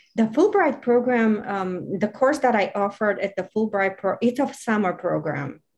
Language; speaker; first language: English; non-native, fluent; Bulgarian